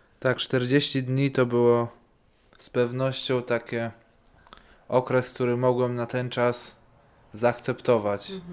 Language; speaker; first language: Polish; early bilingual, heritage; Polish